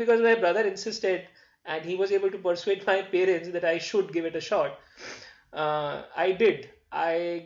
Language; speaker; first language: English; non-native, local second language; Hindi